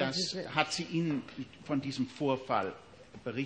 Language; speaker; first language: German; native; German